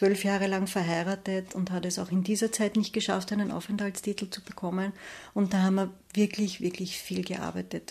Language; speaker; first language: German; native; German